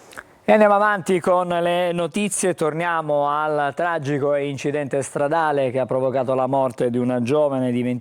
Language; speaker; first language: Italian; native; Italian